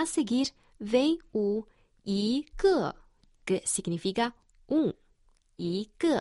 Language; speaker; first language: Portuguese; non-native, fluent; Chinese